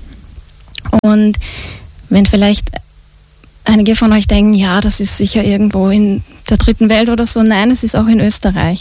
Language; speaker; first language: German; native; German